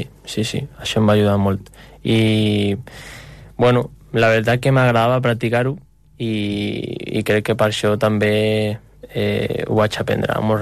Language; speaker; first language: Catalan; non-native, local second language; Spanish